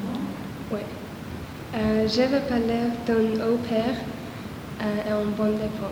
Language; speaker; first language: French; non-native, learner; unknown